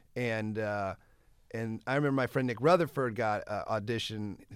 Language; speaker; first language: English; native; English